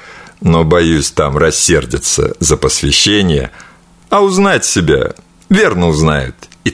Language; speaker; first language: Russian; native; Russian